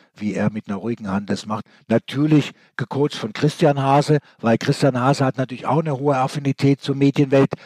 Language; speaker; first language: German; native; German